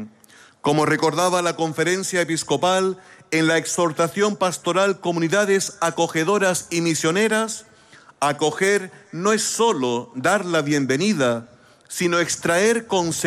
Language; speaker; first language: Spanish; native; Spanish